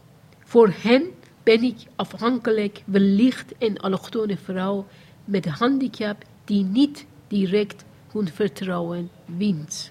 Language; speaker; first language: Dutch; non-native, fluent; Persian